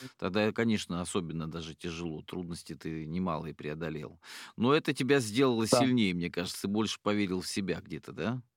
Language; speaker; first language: Russian; native; Russian